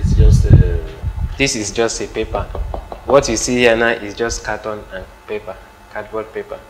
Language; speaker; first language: English; non-native, local second language; Igbo